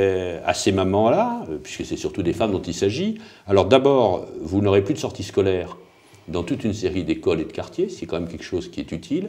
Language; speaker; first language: French; native; French